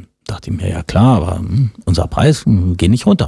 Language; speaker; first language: German; native; German